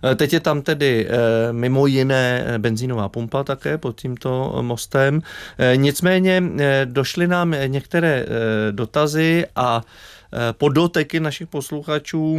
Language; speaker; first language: Czech; native; Czech